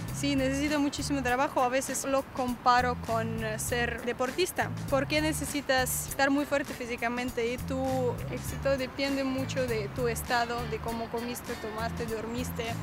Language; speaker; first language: Spanish; non-native, fluent; Russian